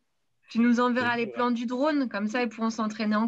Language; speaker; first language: French; native; French